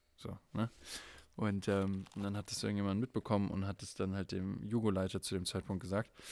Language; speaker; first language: German; native; German